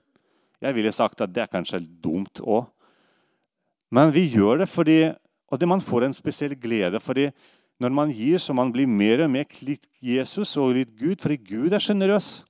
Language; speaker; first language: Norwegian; non-native, fluent; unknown